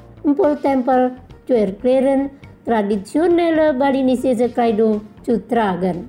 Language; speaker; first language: German; non-native, learner; Indonesian